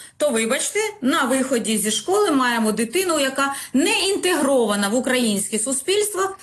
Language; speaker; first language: Ukrainian; non-native, local second language; Russian